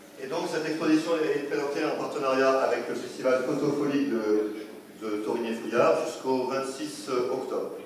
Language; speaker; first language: French; native; French